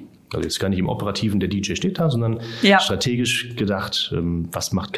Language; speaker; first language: German; native; German